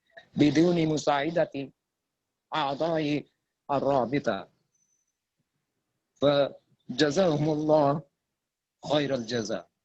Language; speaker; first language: Arabic; non-native, fluent; Bangla